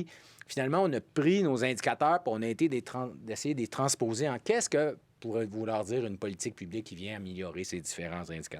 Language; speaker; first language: French; native; French